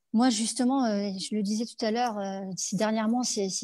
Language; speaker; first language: French; native; French